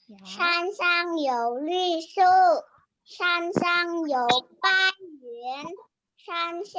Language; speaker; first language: Chinese; non-native, learner; Indonesian